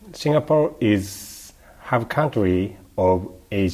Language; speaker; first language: English; non-native, learner; Japanese